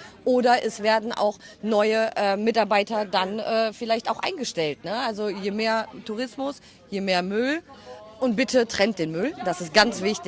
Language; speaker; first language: German; native; German